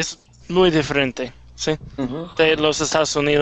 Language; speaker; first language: Spanish; non-native, learner; English